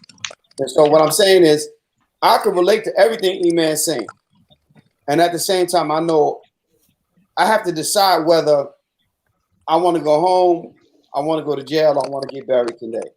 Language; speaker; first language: English; native; English